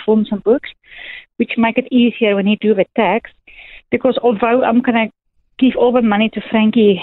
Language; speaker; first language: English; non-native, local second language; Afrikaans